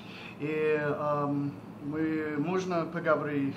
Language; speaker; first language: Russian; non-native, learner; English